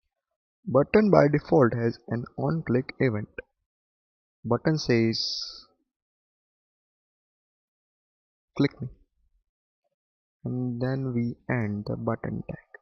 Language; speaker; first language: English; non-native, local second language; Gujarati